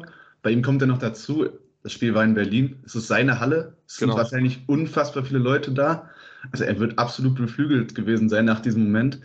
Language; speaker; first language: German; native; German